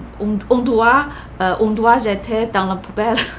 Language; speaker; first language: French; non-native, learner; Chinese